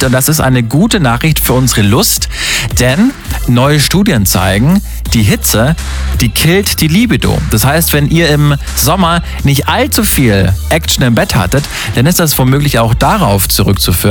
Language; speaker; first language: German; native; German